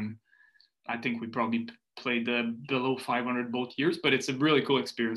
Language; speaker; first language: English; non-native, fluent; French